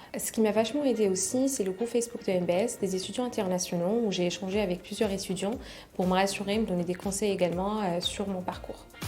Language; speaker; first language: French; non-native, local second language; Arabic